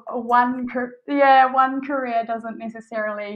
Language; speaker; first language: English; native; English